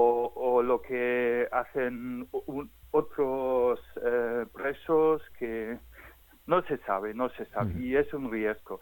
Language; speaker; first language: Spanish; non-native, fluent; German